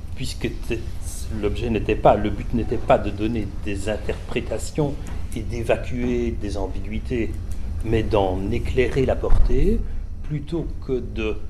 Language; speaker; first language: French; native; French